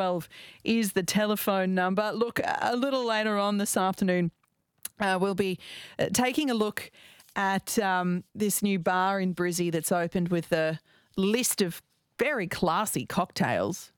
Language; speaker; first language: English; native; English